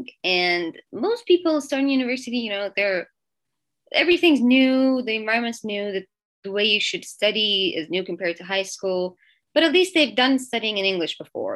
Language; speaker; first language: English; non-native, fluent; Persian